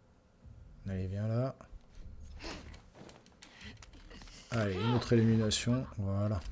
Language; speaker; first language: French; native; French